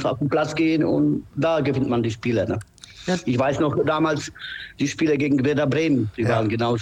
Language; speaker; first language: German; non-native, fluent; Polish